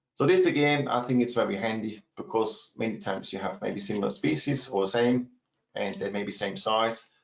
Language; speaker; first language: English; non-native, fluent; German